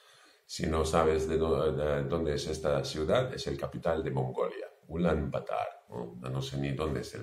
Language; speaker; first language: Spanish; non-native, fluent; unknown